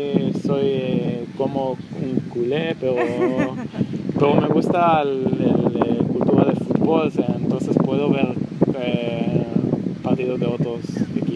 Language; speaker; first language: Spanish; non-native, learner; Hebrew